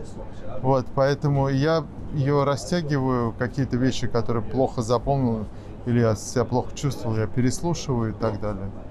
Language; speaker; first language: Russian; native; Russian